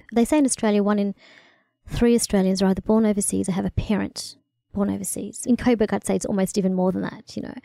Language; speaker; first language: English; early bilingual, other home language; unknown